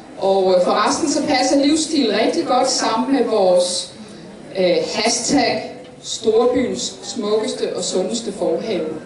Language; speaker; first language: Danish; native; Danish